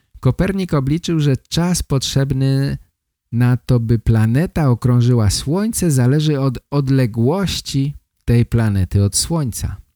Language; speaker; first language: Polish; native; Polish